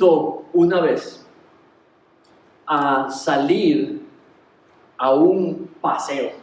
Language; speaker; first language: Spanish; native; Spanish